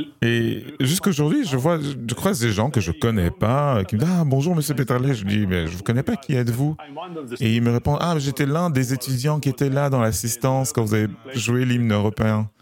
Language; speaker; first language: French; non-native, fluent; Slovenian